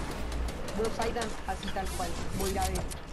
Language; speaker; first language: Spanish; native; Spanish